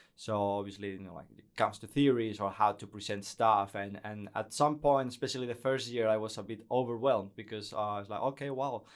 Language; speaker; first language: English; non-native, fluent; Spanish